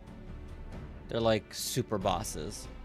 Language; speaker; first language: English; native; English